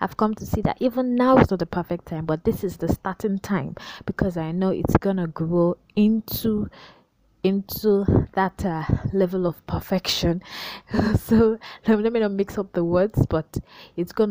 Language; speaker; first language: English; non-native, local second language; Yoruba